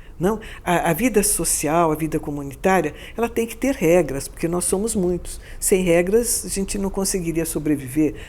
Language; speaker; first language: Portuguese; native; Portuguese